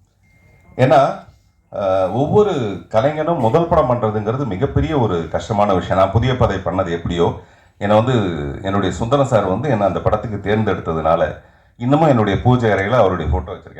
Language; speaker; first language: Tamil; native; Tamil